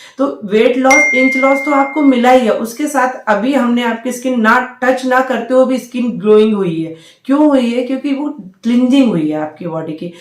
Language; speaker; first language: Hindi; native; Hindi